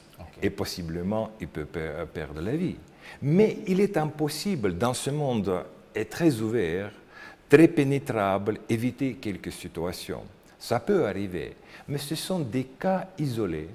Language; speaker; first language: French; non-native, learner; Russian